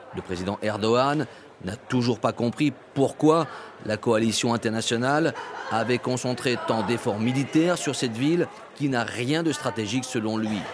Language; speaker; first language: French; native; French